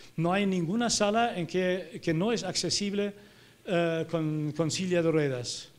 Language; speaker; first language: Spanish; non-native, fluent; German